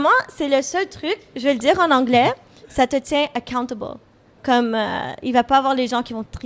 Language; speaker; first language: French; non-native, fluent; English